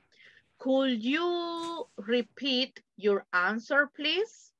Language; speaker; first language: English; non-native, fluent; Spanish